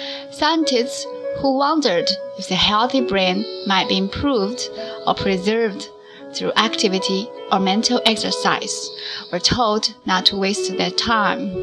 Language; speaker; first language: English; non-native, learner; Chinese